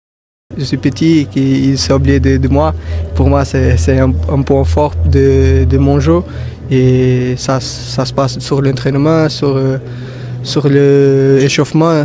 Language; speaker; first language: French; non-native, fluent; Portuguese